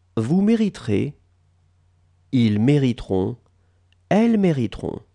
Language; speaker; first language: French; native; French